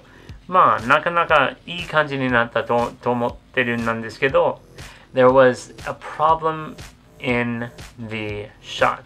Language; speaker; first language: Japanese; non-native, learner; English